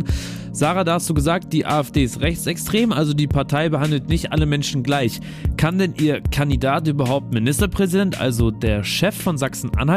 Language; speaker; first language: German; native; German